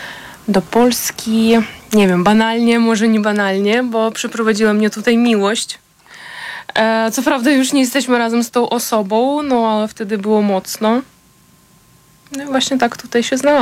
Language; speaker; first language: Polish; non-native, fluent; Ukrainian